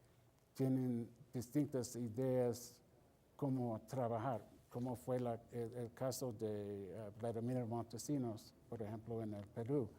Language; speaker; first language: Spanish; non-native, fluent; English